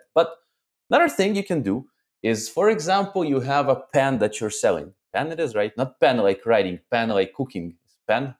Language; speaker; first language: English; early bilingual, other home language; Russian